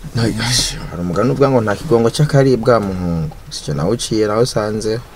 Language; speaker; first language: Rundi; native; Rundi